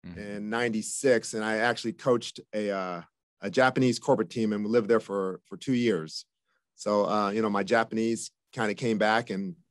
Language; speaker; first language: English; native; English